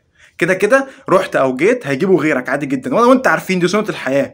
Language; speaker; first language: Arabic; native; Arabic